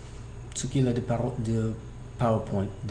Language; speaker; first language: French; non-native, learner; English